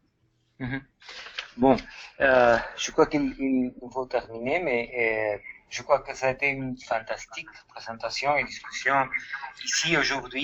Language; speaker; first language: French; non-native, fluent; Spanish